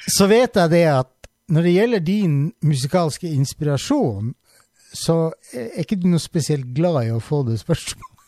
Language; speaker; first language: Norwegian; native; Norwegian